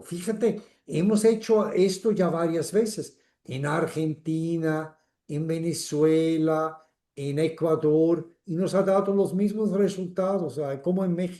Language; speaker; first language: Spanish; non-native, fluent; German